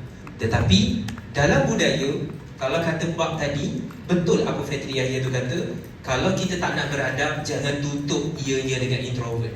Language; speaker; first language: Malay; native; Malay